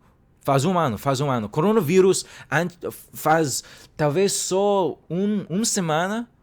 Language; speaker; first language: Portuguese; non-native, learner; Cantonese